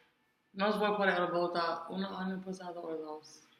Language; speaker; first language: Spanish; non-native, learner; English